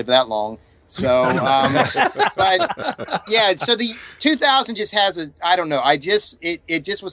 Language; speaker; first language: English; native; English